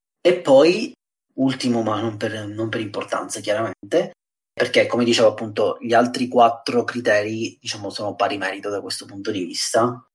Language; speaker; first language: Italian; native; Italian